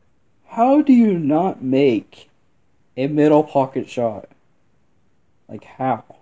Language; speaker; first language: English; native; English